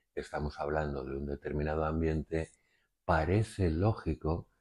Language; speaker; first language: Spanish; native; Spanish